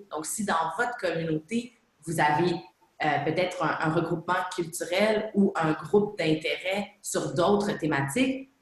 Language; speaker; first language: French; native; French